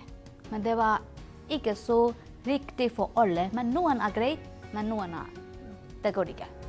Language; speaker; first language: Norwegian; non-native, learner; Burmese